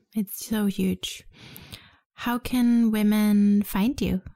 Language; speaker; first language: English; non-native, fluent; Danish